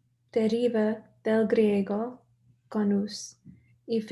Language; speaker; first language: Spanish; non-native, learner; English